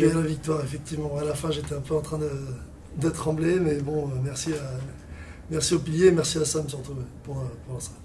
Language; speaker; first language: French; native; French